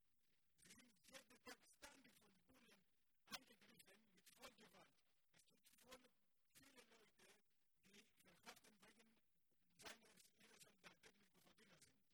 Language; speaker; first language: German; non-native, learner; Greek